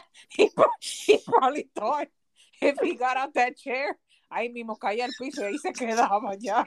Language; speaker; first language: Spanish; early bilingual, heritage; Spanish